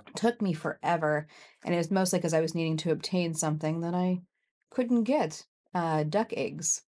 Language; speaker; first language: English; native; English